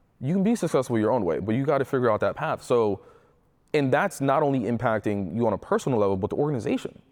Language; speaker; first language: English; early bilingual, other home language; Spanish